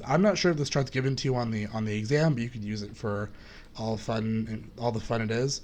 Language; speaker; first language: English; native; English